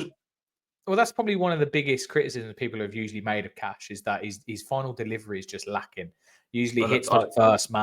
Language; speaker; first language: English; native; English